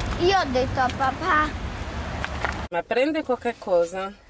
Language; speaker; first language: Italian; non-native, learner; Portuguese